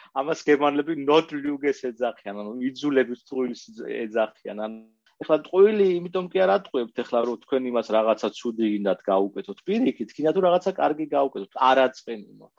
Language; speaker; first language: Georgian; native; Georgian